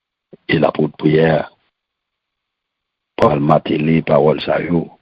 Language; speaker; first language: French; non-native, local second language; Haitian Creole